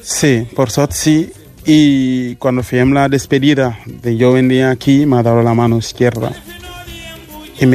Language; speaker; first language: Spanish; non-native, fluent; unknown